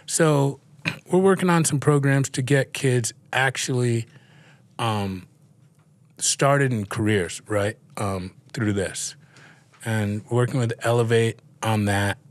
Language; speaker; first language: English; native; English